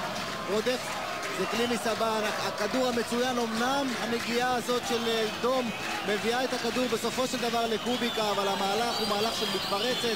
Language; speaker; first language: Hebrew; native; Hebrew